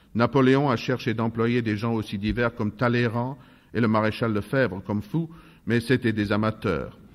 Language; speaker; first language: French; non-native, fluent; Russian